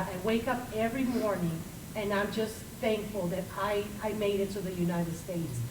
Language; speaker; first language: English; early bilingual, other home language; Spanish